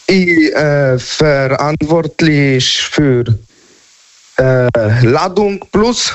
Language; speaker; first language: German; non-native, learner; Polish